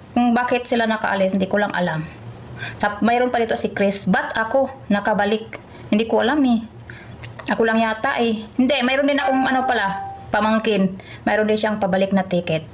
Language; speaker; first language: Filipino; non-native, local second language; Cebuano